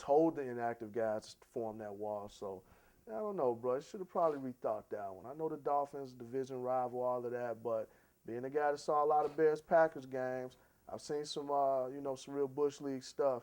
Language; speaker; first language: English; native; English